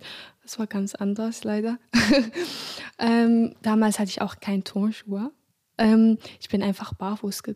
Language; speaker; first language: German; non-native, fluent; Arabic